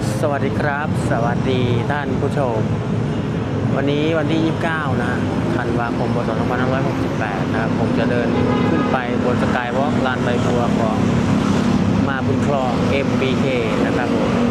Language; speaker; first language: Thai; native; Thai